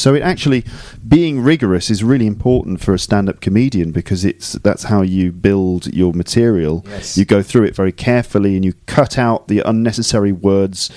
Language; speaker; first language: English; native; English